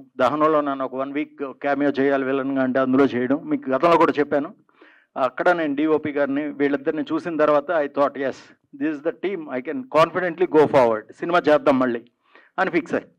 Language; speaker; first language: Telugu; native; Telugu